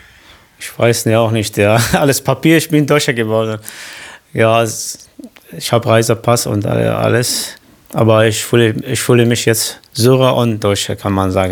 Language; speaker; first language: German; non-native, local second language; Kurdish